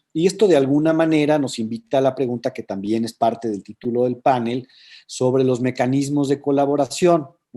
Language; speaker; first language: Spanish; native; Spanish